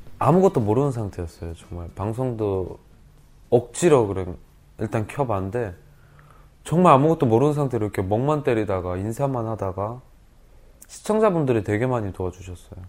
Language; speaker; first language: Korean; native; Korean